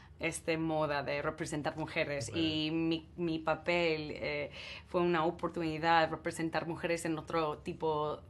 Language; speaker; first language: Spanish; non-native, learner; English